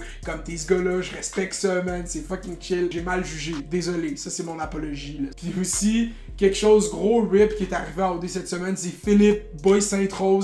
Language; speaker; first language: French; native; French